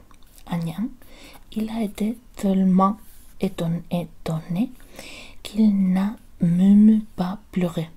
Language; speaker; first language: French; non-native, learner; Spanish